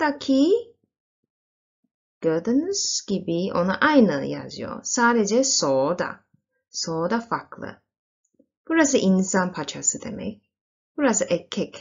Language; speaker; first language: Turkish; non-native, learner; Chinese